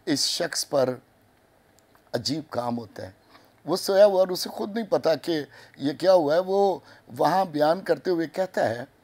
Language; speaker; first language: Urdu; non-native, local second language; Punjabi